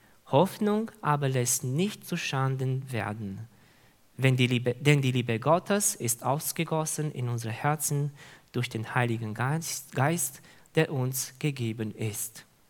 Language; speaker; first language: German; non-native, fluent; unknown